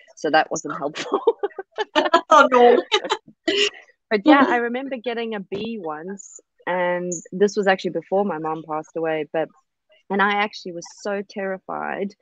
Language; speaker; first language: English; native; English